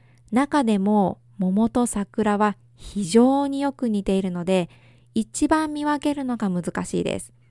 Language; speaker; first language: Japanese; native; Japanese